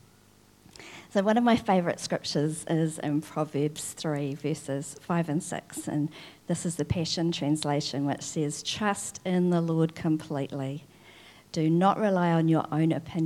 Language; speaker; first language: English; native; English